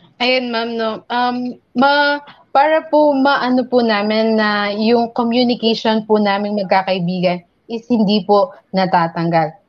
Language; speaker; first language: Filipino; non-native, local second language; Pampanga